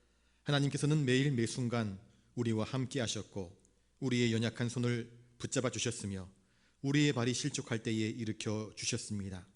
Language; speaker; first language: Korean; native; Korean